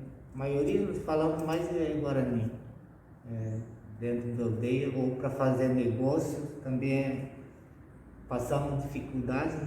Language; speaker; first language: Portuguese; non-native, local second language; Guarani